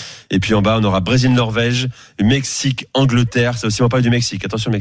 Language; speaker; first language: French; native; French